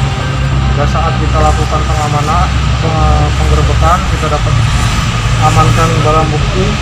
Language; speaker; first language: Indonesian; native; Indonesian